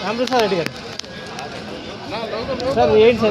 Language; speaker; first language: Telugu; native; Telugu